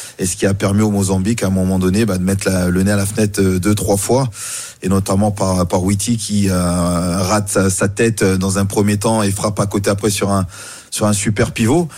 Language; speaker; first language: French; native; French